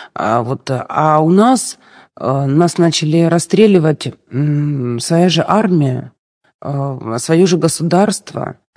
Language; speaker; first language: Russian; native; Russian